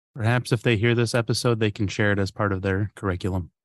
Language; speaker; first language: English; native; English